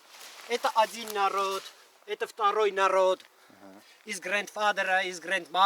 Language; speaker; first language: Russian; non-native, learner; Armenian